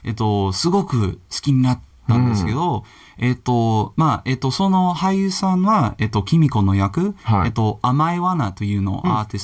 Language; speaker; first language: Japanese; non-native, learner; English